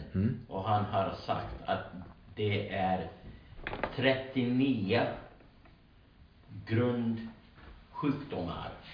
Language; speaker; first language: Swedish; non-native, learner; English